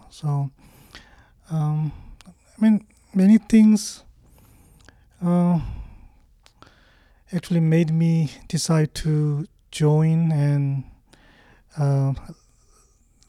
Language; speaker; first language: English; non-native, fluent; Korean